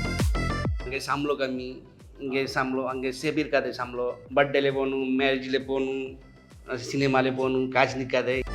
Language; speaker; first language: Tamil; non-native, learner; Hindi